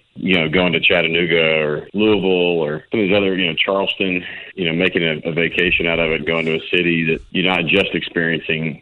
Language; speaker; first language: English; native; English